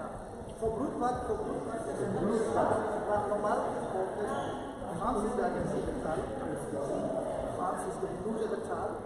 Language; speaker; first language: Dutch; non-native, fluent; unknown